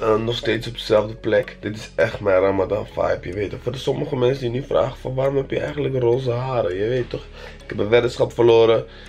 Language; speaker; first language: Dutch; early bilingual, other home language; Arabic